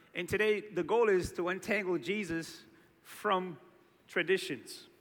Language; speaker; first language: English; early bilingual, other home language; Portuguese